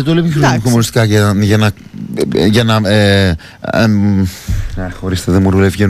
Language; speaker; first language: Greek; native; Greek